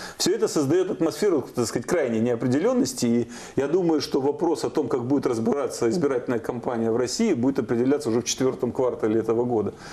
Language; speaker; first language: Russian; native; Russian